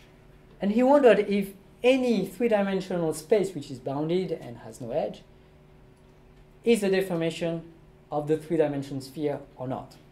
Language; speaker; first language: English; non-native, fluent; French